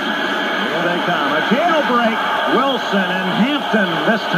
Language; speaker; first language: English; native; English